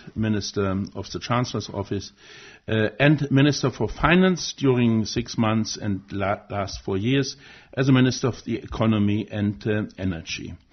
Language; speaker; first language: English; non-native, fluent; German